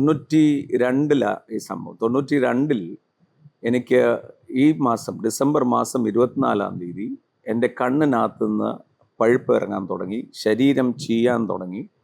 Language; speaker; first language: Malayalam; early bilingual, other home language; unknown